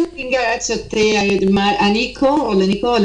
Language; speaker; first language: Italian; early bilingual, heritage; Portuguese